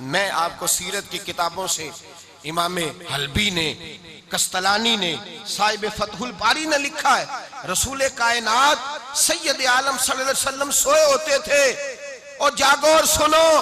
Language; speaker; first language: Hindi; non-native, local second language; Punjabi